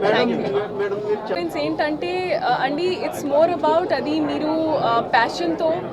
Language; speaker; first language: Telugu; non-native, learner; Hindi